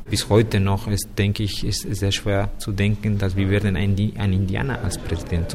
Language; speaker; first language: German; non-native, fluent; Spanish